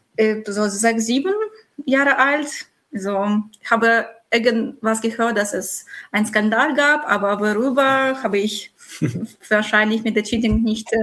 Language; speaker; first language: German; non-native, fluent; Russian